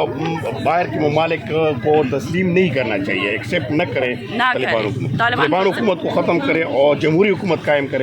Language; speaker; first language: Hindi; non-native, local second language; Pashto